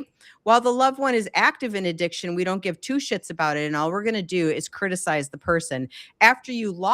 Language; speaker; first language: English; native; English